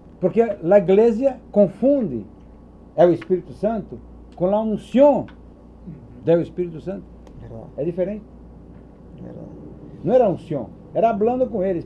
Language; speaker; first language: Spanish; non-native, learner; Portuguese